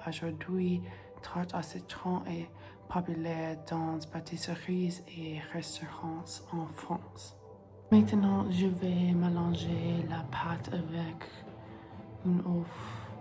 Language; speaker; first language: French; non-native, learner; English